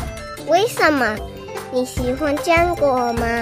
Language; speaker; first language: Chinese; early bilingual, heritage; English